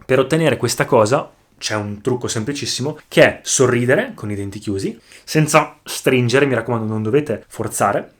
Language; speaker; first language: Italian; native; Italian